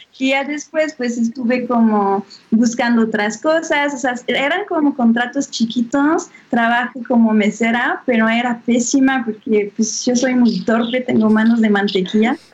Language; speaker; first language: Spanish; non-native, fluent; French